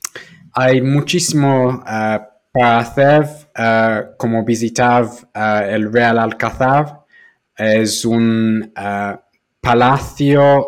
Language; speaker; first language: Spanish; non-native, fluent; English